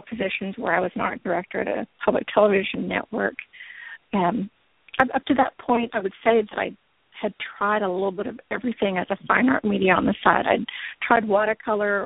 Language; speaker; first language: English; native; English